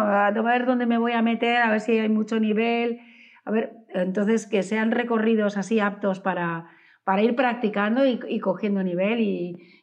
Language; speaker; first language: Spanish; native; Spanish